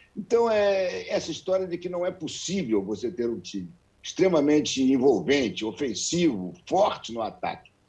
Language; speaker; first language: Portuguese; native; Portuguese